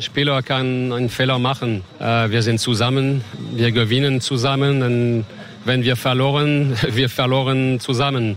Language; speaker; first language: German; non-native, fluent; French